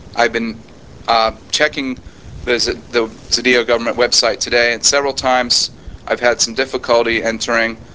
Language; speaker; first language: English; native; English